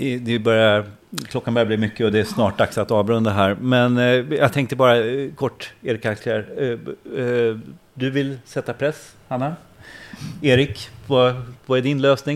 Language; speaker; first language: Swedish; native; Swedish